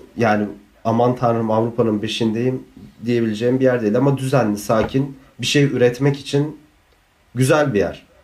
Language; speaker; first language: Turkish; native; Turkish